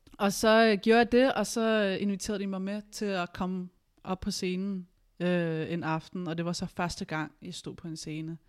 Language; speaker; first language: Danish; early bilingual, other home language; Spanish